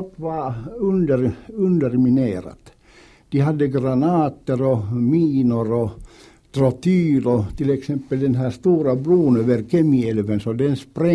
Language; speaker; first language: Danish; non-native, learner; Swedish